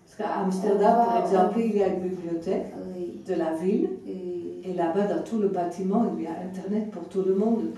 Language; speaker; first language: French; non-native, fluent; Dutch